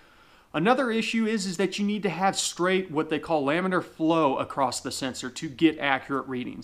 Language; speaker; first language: English; native; English